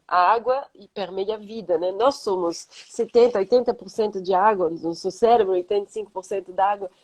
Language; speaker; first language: Portuguese; non-native, fluent; French